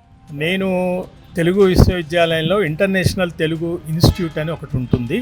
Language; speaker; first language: Telugu; native; Telugu